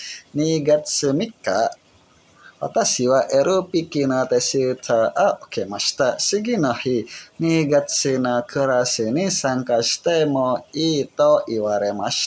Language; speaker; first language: Japanese; non-native, learner; Indonesian